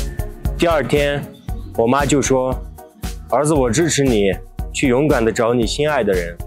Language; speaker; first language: Chinese; non-native, local second language; Uyghur